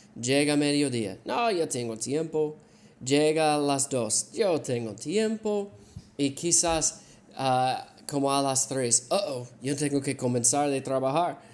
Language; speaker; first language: Spanish; non-native, learner; English